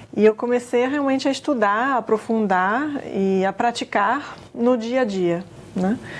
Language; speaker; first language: Portuguese; non-native, fluent; French